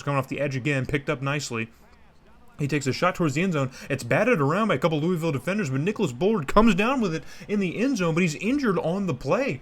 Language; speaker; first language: English; native; English